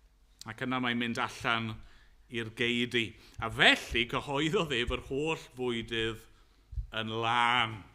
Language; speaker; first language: Welsh; native; Welsh